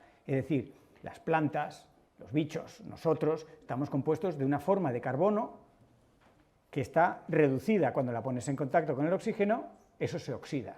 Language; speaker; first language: Spanish; native; Spanish